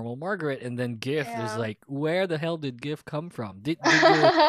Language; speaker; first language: English; non-native, local second language; Filipino